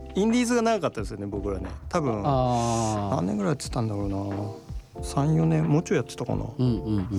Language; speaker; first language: Japanese; native; Japanese